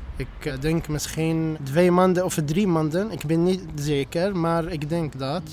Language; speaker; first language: Dutch; non-native, fluent; Arabic